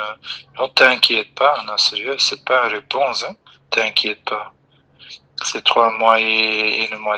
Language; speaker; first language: French; non-native, local second language; Dutch